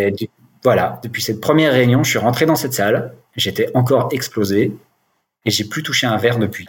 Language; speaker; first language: French; native; French